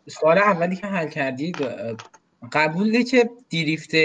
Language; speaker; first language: Persian; native; Persian